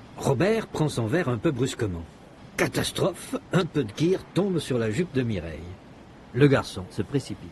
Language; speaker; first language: French; native; French